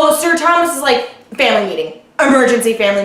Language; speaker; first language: English; native; English